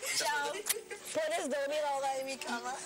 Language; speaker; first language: Spanish; non-native, learner; Hebrew